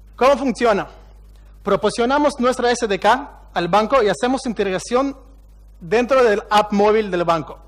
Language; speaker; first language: Spanish; non-native, fluent; Hebrew